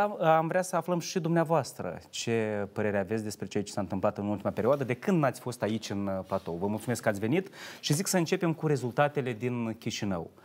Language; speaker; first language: Romanian; native; Romanian